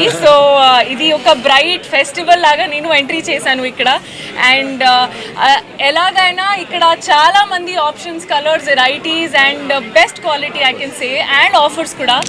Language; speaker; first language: Telugu; non-native, learner; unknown